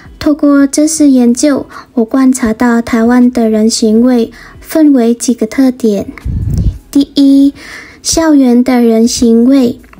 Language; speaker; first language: Chinese; non-native, fluent; Vietnamese